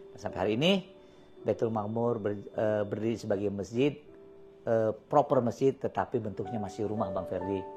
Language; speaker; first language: Indonesian; native; Indonesian